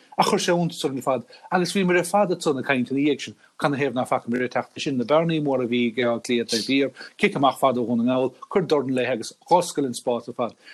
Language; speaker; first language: Irish; native; Irish